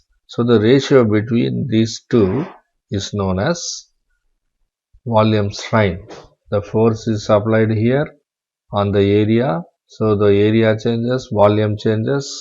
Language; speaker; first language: English; non-native, local second language; Tamil